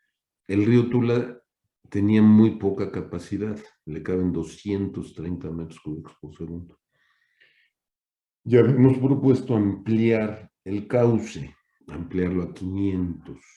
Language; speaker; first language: Spanish; native; Spanish